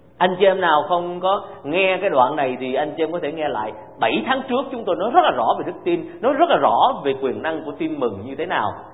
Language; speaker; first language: Vietnamese; native; Vietnamese